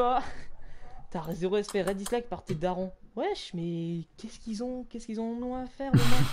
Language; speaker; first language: French; native; French